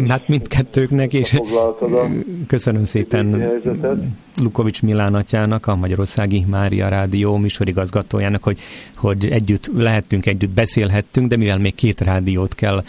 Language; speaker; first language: Hungarian; native; Hungarian